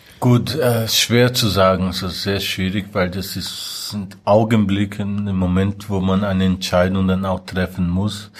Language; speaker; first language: German; non-native, fluent; Portuguese